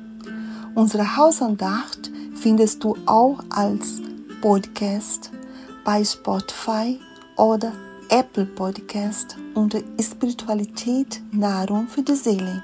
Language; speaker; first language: German; non-native, fluent; Portuguese